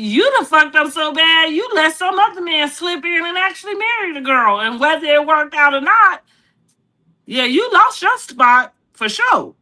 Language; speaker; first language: English; native; English